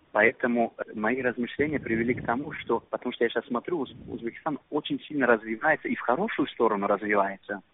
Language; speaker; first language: Russian; non-native, local second language; Uzbek